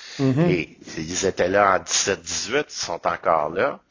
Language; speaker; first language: French; native; French